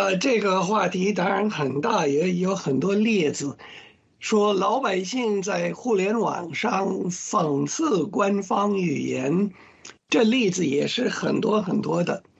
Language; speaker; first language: Chinese; non-native, fluent; English